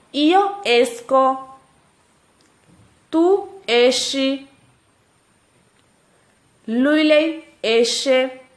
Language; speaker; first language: Italian; non-native, fluent; Urdu